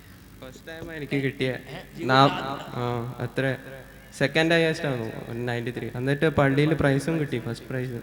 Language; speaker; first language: Malayalam; early bilingual, heritage; Malayalam